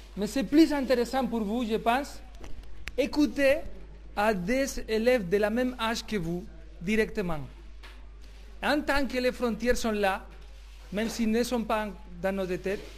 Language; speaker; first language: French; non-native, learner; Spanish